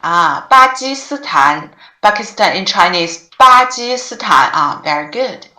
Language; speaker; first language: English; non-native, learner; Chinese